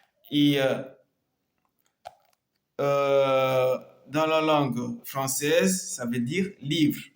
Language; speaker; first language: French; non-native, local second language; Comorian